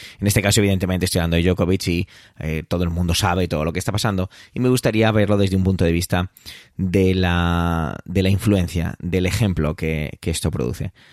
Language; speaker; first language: Spanish; native; Spanish